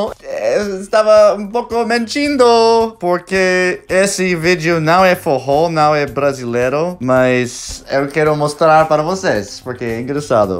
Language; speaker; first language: Portuguese; non-native, fluent; English